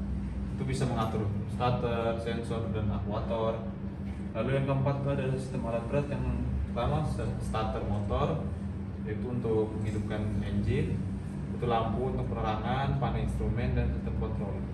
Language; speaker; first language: Indonesian; native; Indonesian